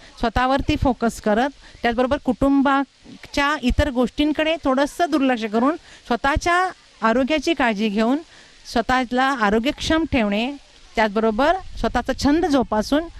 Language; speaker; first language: Marathi; native; Marathi